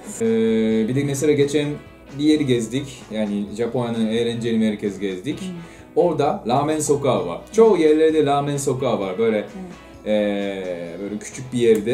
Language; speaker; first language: Turkish; non-native, fluent; Japanese